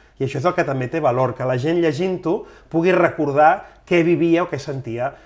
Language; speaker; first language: Catalan; native; Catalan